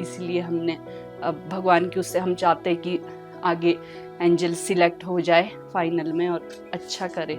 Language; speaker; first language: Hindi; native; Hindi